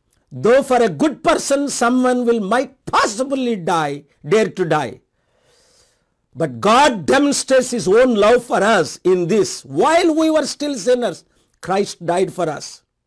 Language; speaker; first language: English; non-native, local second language; Telugu